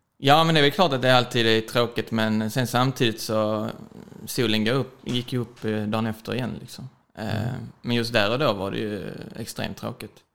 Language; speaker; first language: Swedish; native; Swedish